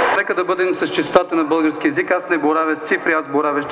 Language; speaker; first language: Bulgarian; native; Bulgarian